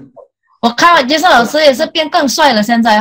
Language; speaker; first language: Chinese; early bilingual, heritage; Indonesian